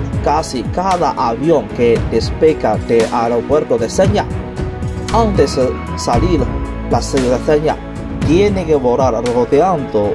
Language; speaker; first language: Spanish; non-native, learner; Chinese